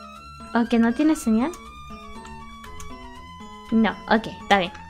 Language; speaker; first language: Spanish; early bilingual, heritage; Spanish